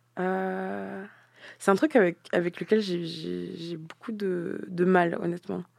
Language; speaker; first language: French; native; French